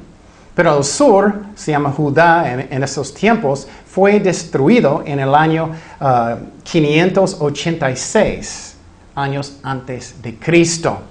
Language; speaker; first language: Spanish; non-native, fluent; English